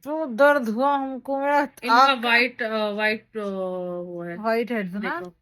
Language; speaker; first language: Hindi; non-native, local second language; Bangla